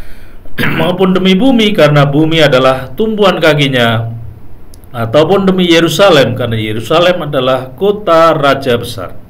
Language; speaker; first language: Indonesian; native; Indonesian